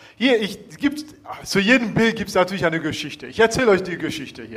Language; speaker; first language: German; non-native, fluent; French